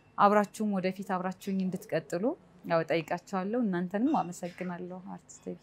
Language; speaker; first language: Amharic; native; Amharic